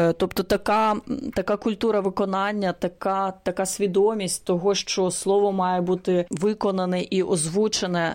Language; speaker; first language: Ukrainian; native; Ukrainian